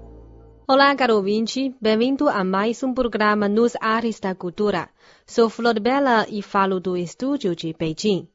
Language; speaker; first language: Portuguese; non-native, fluent; Chinese